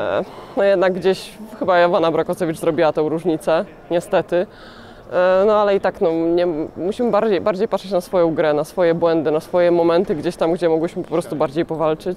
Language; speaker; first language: Polish; native; Polish